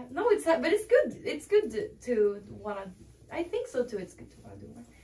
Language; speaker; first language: English; non-native, fluent; Swedish